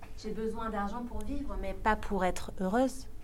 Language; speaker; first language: French; non-native, learner; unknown